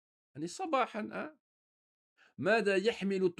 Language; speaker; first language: Arabic; non-native, fluent; French